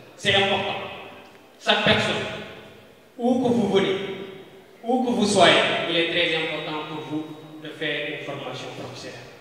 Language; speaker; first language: French; non-native, local second language; Fula